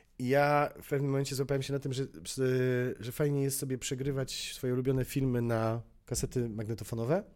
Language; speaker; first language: Polish; native; Polish